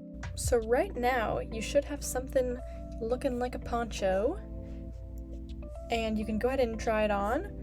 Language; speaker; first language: English; native; English